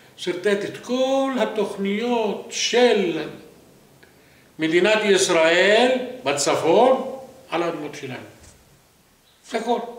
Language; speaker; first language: Hebrew; non-native, local second language; Arabic